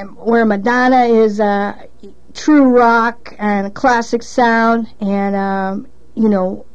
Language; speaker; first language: English; native; English